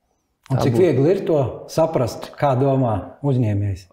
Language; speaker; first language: Latvian; native; Latvian